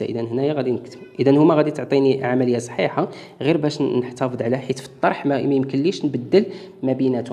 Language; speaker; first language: Arabic; native; Arabic